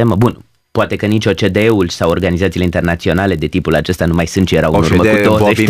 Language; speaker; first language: Romanian; native; Romanian